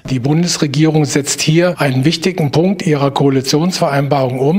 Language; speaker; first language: German; native; German